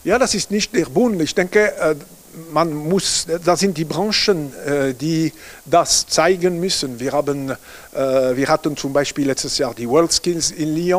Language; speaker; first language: German; non-native, local second language; French